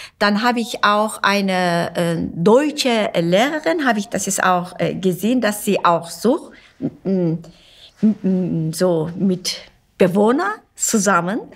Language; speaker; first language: German; non-native, learner; Turkish